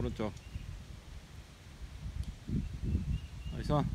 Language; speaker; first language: Korean; native; Korean